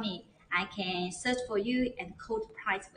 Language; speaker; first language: English; non-native, learner; Chinese